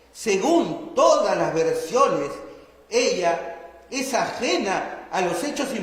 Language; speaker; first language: Spanish; native; Spanish